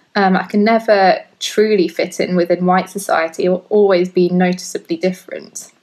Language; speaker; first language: English; early bilingual, other home language; Hindi